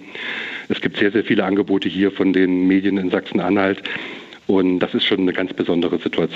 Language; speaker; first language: German; native; German